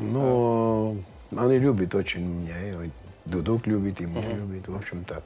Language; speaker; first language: Russian; non-native, local second language; Armenian